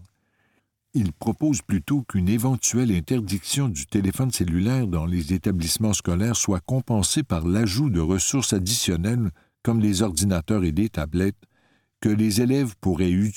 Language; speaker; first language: French; native; French